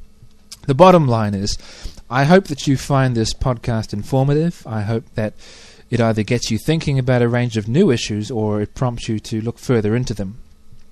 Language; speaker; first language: English; native; English